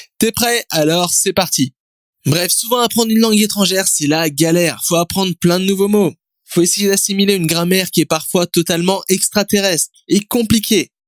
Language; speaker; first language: French; native; French